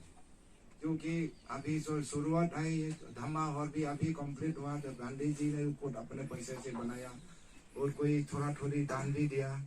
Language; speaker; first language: Hindi; non-native, local second language; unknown